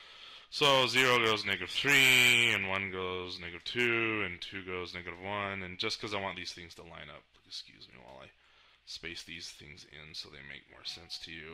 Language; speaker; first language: English; native; English